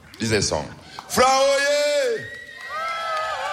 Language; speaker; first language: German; non-native, learner; French